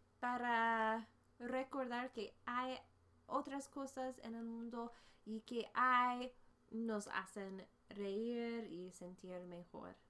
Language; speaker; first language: Spanish; non-native, fluent; English